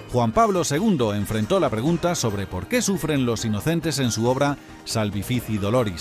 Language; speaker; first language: Spanish; native; Spanish